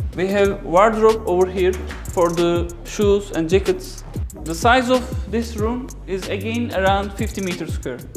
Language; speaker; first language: English; non-native, fluent; Turkish